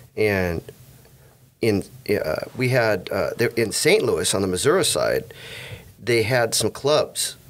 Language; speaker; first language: English; native; English